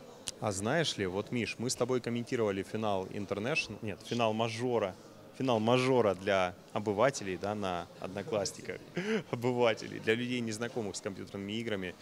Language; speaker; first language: Russian; native; Russian